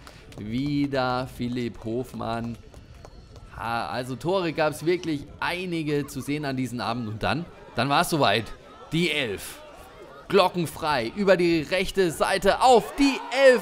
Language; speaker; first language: German; native; German